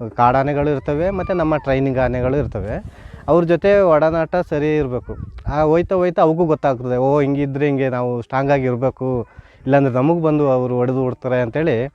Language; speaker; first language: Kannada; native; Kannada